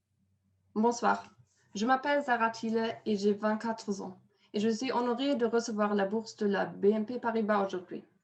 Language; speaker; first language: French; non-native, fluent; German